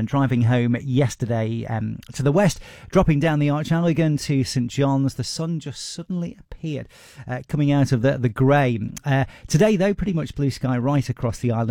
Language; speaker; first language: English; native; English